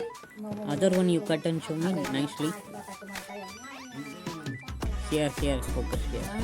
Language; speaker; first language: English; non-native, local second language; Tamil